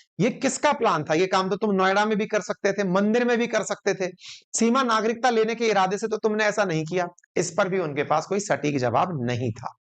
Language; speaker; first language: Hindi; native; Hindi